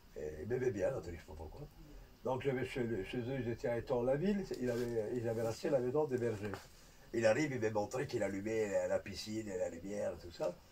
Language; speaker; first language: French; non-native, fluent; Italian